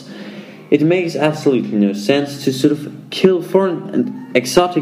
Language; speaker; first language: English; non-native, fluent; Swiss German